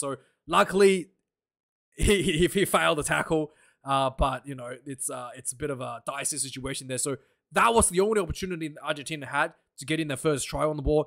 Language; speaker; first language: English; non-native, local second language; Afrikaans